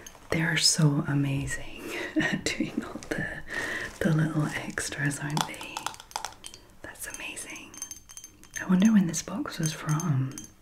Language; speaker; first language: English; native; English